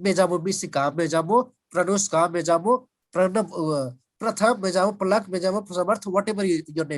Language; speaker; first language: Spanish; non-native, fluent; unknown